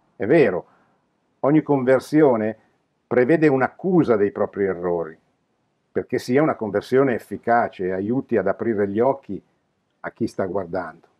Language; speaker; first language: Italian; native; Italian